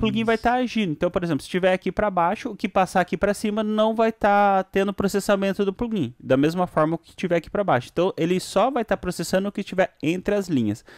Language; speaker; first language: Portuguese; native; Portuguese